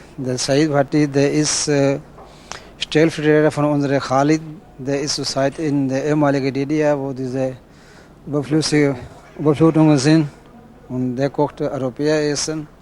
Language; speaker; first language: German; non-native, fluent; Urdu